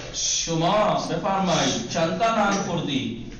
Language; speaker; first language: Persian; non-native, fluent; Urdu